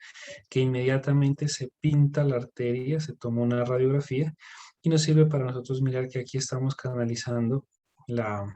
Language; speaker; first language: Spanish; native; Spanish